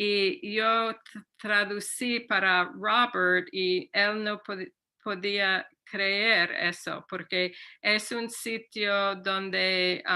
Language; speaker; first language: Spanish; non-native, fluent; English